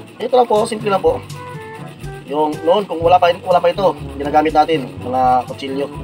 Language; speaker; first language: Filipino; non-native, local second language; Cebuano